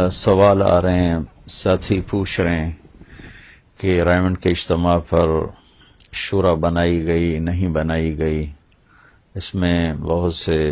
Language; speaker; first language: Urdu; non-native, local second language; Punjabi